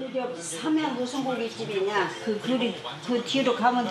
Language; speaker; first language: Korean; native; Korean